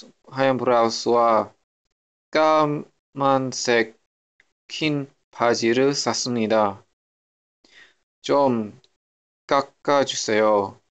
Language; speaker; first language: Korean; non-native, learner; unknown